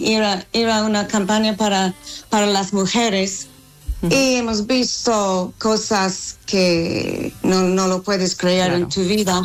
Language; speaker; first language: Spanish; non-native, fluent; English